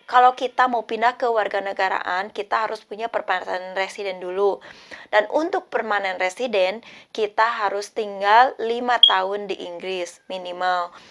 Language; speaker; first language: Indonesian; native; Indonesian